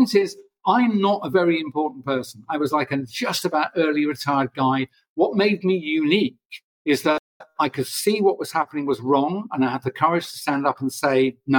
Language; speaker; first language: English; native; English